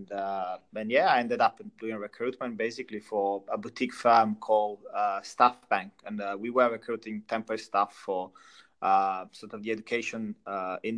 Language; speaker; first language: English; non-native, fluent; Italian